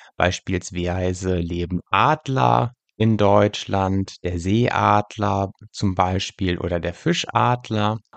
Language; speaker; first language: German; native; German